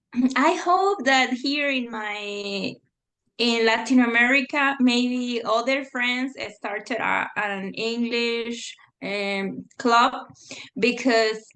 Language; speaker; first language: English; non-native, fluent; Spanish